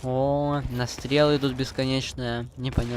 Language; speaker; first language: Russian; native; Russian